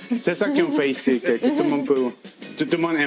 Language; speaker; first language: French; non-native, fluent; Spanish